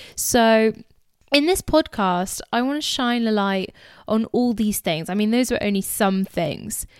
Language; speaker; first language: English; native; English